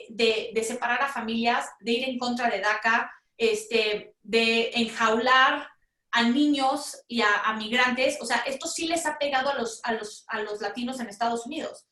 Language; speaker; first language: Spanish; native; Spanish